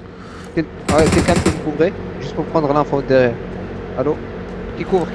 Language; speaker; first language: French; native; French